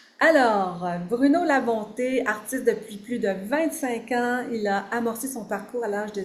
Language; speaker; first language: French; native; French